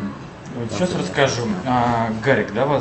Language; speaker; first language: Russian; native; Russian